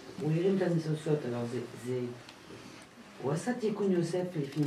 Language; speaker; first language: Hebrew; non-native, learner; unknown